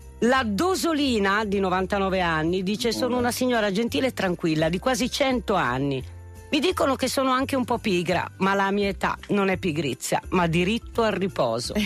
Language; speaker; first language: Italian; native; Italian